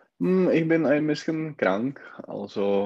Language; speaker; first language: German; non-native, learner; Czech